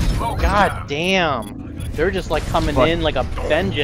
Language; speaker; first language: English; native; English